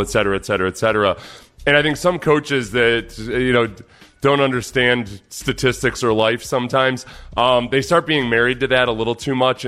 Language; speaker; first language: English; native; English